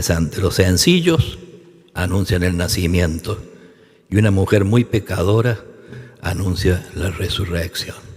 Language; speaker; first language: Spanish; native; Spanish